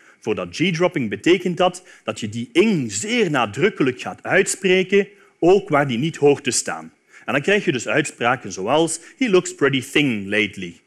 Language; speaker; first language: Dutch; native; Dutch